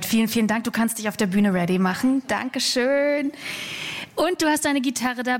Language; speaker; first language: German; native; German